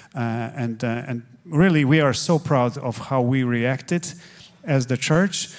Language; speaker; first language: English; non-native, fluent; Polish